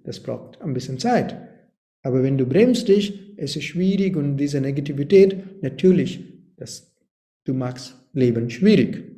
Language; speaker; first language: German; non-native, learner; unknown